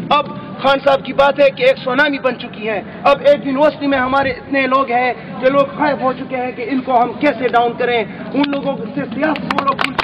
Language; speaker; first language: Urdu; non-native, local second language; Pashto